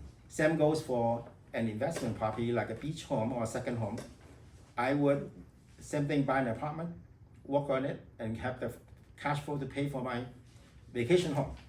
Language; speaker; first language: English; non-native, fluent; Vietnamese